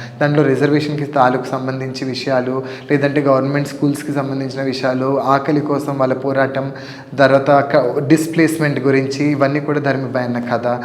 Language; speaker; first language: Telugu; non-native, local second language; Lambadi